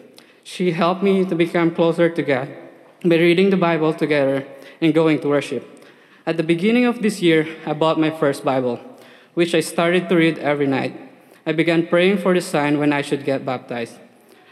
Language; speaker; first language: English; non-native, local second language; Filipino